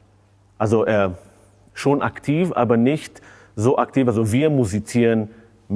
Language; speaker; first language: German; non-native, fluent; Hebrew